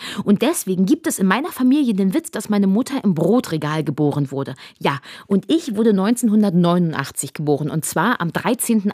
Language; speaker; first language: German; native; German